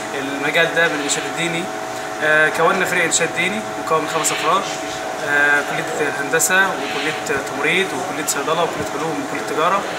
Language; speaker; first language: Egyptian Arabic; native; Egyptian Arabic